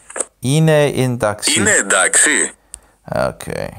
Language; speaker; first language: Greek; non-native, learner; English